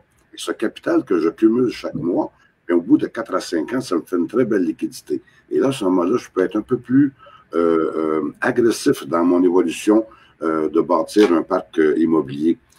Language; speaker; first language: French; native; French